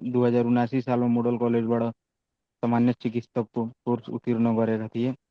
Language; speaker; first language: Nepali; non-native, local second language; Bhojpuri